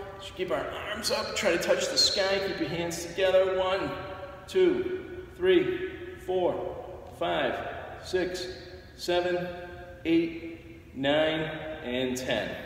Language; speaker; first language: English; native; English